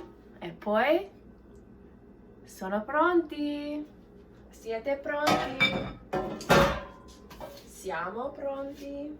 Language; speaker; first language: Italian; non-native, learner; English